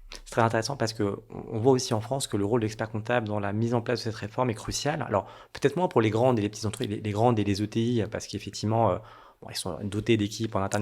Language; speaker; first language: French; native; French